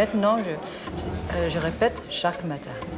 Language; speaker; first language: French; non-native, learner; English